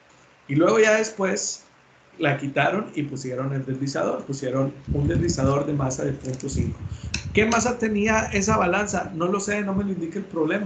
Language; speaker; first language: Spanish; native; Spanish